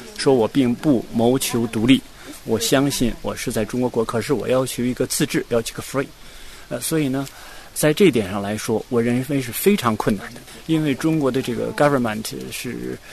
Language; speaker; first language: Chinese; native; Chinese